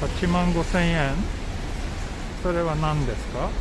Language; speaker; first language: Japanese; non-native, fluent; Swedish